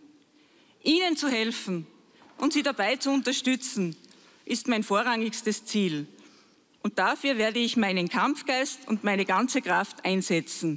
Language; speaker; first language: German; native; German